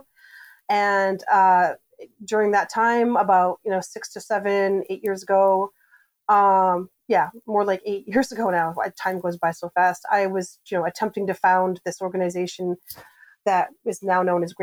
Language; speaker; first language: English; native; English